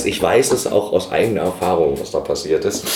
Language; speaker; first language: German; native; German